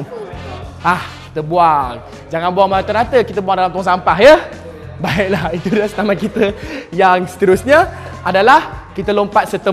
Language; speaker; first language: Malay; native; Malay